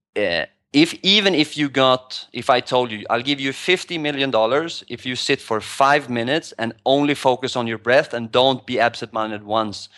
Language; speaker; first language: English; non-native, fluent; Swedish